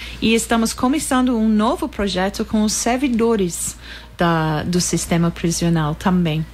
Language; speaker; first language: Portuguese; non-native, fluent; English